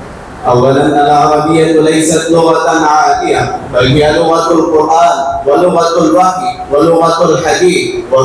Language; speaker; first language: Arabic; non-native, learner; Urdu